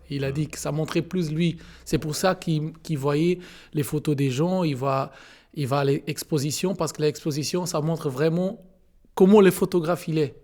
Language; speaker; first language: French; non-native, learner; Portuguese